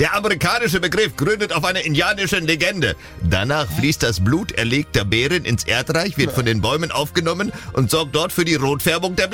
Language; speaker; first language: German; native; German